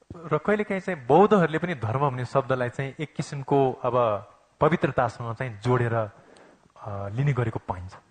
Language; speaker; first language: Nepali; native; Nepali